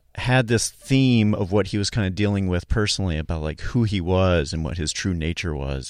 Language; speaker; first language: English; native; English